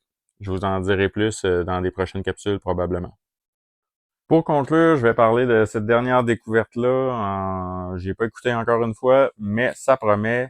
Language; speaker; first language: French; native; French